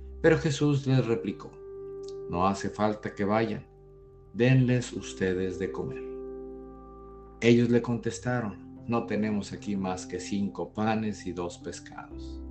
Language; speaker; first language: Spanish; native; Spanish